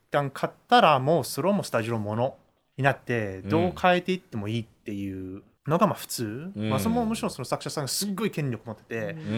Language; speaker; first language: Japanese; early bilingual, heritage; Japanese